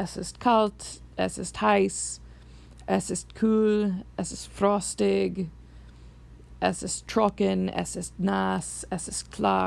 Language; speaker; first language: German; non-native, fluent; English